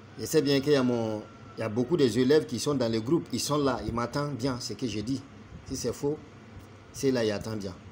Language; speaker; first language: French; non-native, local second language; Bambara